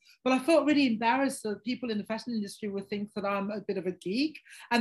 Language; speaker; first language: English; native; English